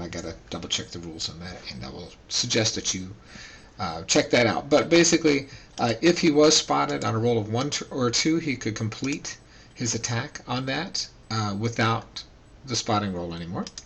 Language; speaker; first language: English; native; English